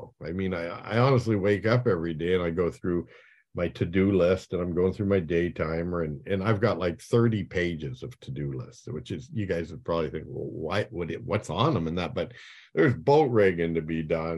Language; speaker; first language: English; native; English